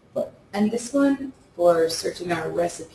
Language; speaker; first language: English; native; English